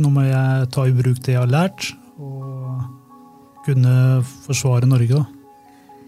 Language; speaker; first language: Norwegian; early bilingual, other home language; Albanian